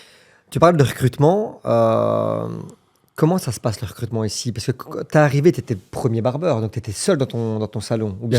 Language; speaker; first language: French; native; French